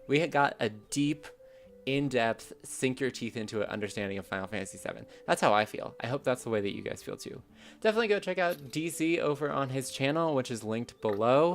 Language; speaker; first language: English; native; English